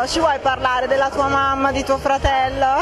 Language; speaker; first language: Italian; native; Italian